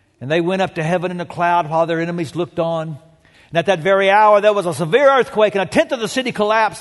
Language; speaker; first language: English; native; English